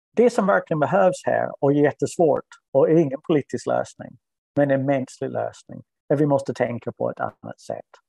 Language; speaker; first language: Swedish; non-native, fluent; English